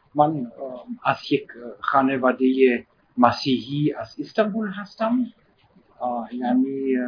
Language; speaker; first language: Persian; non-native, learner; German